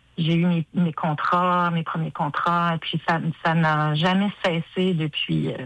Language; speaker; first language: French; native; French